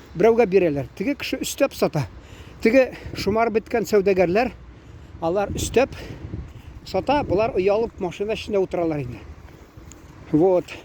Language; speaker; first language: Tatar; native; Tatar